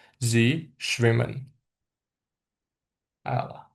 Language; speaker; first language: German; non-native, fluent; Azerbaijani